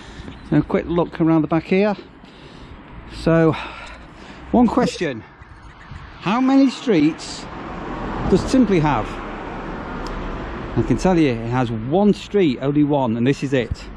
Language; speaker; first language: English; native; English